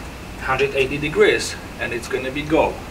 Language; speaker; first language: English; non-native, fluent; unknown